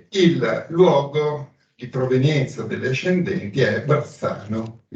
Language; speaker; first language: Italian; native; Italian